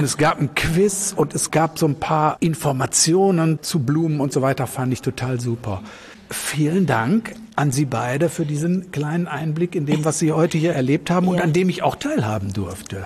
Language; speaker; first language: German; native; German